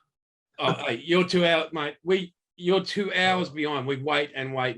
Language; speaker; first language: English; native; English